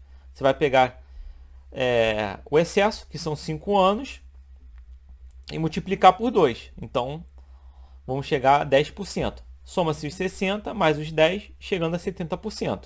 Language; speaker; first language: Portuguese; native; Portuguese